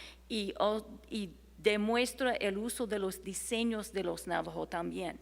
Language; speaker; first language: Spanish; non-native, fluent; English